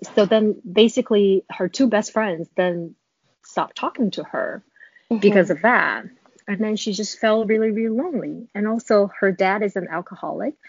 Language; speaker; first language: English; non-native, fluent; Chinese